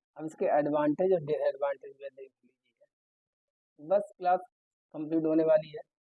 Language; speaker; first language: Hindi; native; Hindi